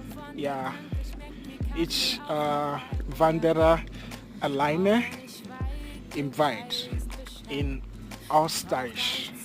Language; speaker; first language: German; non-native, learner; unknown